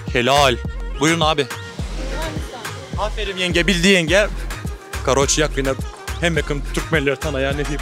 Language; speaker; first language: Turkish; non-native, learner; Turkmen